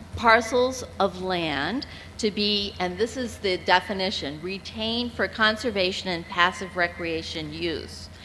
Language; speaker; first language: English; native; English